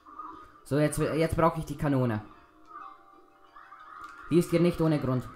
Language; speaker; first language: German; native; German